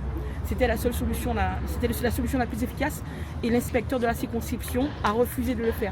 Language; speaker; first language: French; native; French